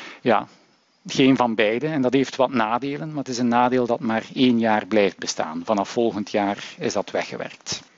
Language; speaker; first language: Dutch; native; Dutch